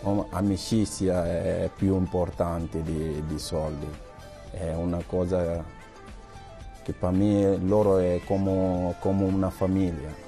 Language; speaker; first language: Italian; non-native, learner; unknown